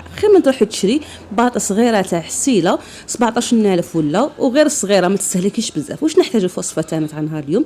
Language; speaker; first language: Arabic; native; Arabic